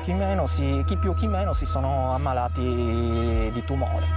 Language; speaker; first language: Italian; native; Italian